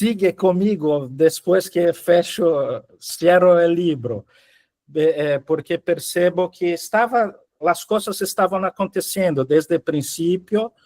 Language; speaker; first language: Spanish; non-native, learner; Portuguese